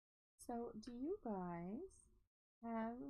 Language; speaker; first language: English; native; English